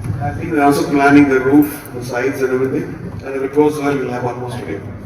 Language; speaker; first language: English; non-native, local second language; Tamil